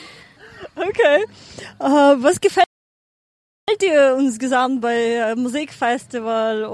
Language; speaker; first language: German; non-native, fluent; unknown